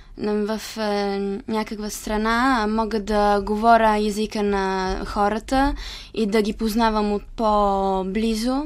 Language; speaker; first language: Bulgarian; early bilingual, heritage; Italian